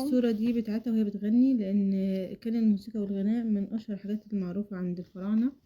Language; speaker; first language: Arabic; native; Arabic